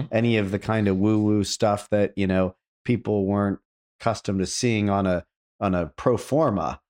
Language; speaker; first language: English; native; English